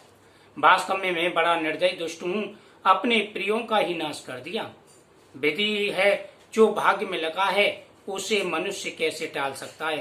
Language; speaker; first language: Hindi; native; Hindi